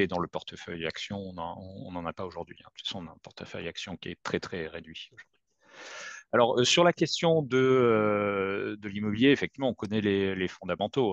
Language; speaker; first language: French; native; French